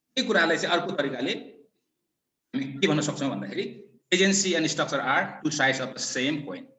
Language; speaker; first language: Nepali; non-native, local second language; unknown